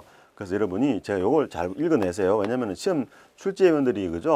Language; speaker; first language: Korean; native; Korean